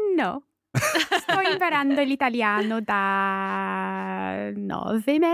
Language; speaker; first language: Italian; non-native, learner; English